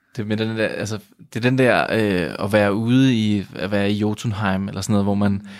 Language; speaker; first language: Danish; native; Danish